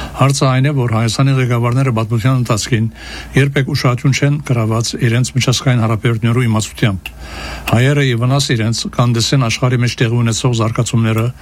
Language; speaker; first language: Armenian; early bilingual, heritage; Armenian